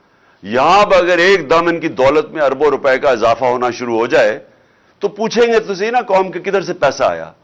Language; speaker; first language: Urdu; native; Urdu